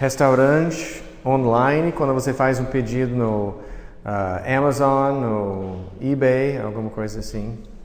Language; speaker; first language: Portuguese; non-native, fluent; English